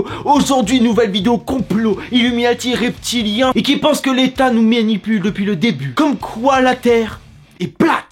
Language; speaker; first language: French; native; French